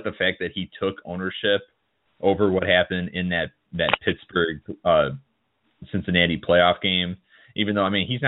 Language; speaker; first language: English; native; English